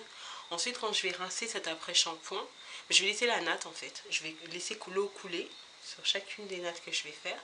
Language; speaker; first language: French; native; French